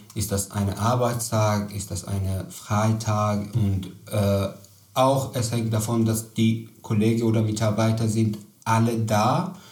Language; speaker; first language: German; non-native, learner; Persian